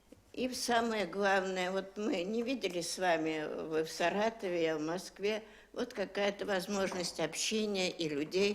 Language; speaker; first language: Russian; native; Russian